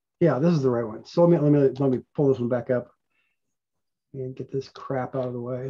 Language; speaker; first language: English; native; English